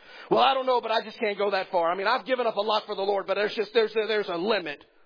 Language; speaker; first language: English; native; English